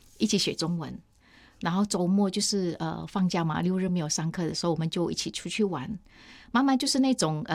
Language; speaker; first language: Chinese; non-native, fluent; Indonesian